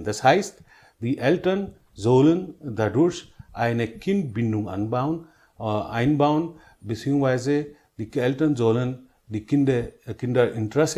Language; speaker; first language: German; non-native, learner; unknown